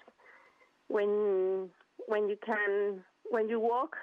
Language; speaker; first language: English; non-native, fluent; Spanish